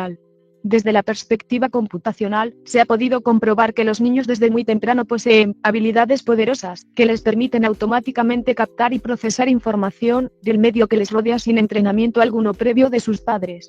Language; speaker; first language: Spanish; native; Spanish